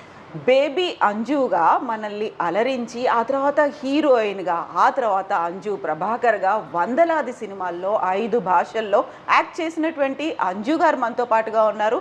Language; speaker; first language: Telugu; native; Telugu